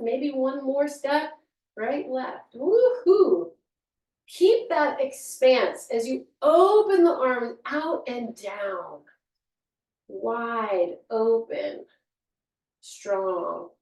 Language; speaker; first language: English; native; English